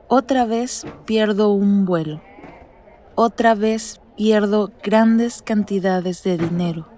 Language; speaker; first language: Spanish; native; Spanish